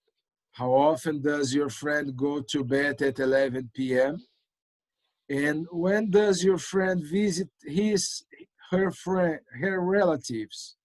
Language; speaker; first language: English; non-native, local second language; Portuguese